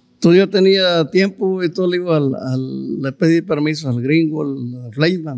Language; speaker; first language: Spanish; native; Spanish